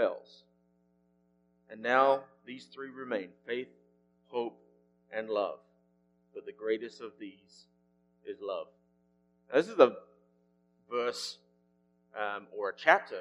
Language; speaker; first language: English; native; English